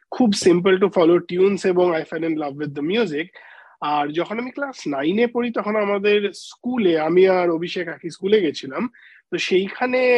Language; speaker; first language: Bangla; native; Bangla